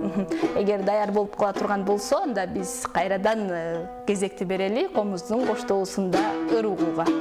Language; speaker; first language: Kyrgyz; native; Kyrgyz